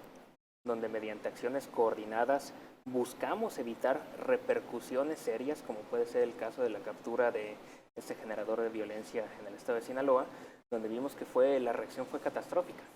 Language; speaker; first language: Spanish; native; Spanish